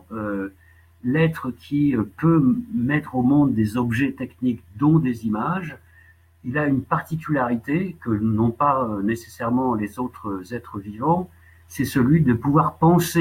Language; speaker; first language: French; native; French